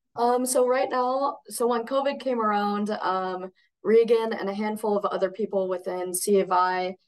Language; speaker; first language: English; native; English